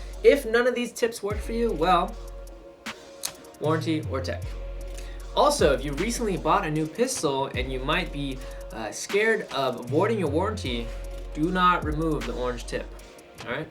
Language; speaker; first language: English; native; English